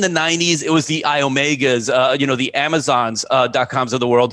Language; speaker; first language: English; native; English